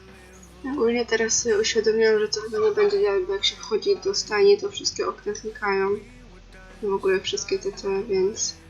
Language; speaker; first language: Polish; native; Polish